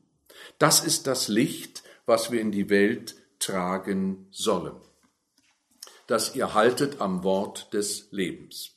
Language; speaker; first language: German; native; German